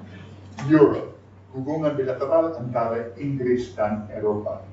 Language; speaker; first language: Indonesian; non-native, fluent; English